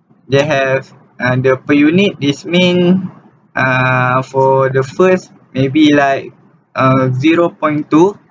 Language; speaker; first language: English; non-native, learner; Malay